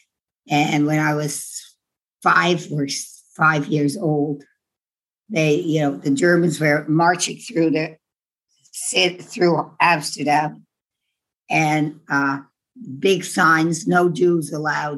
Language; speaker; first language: English; non-native, fluent; Dutch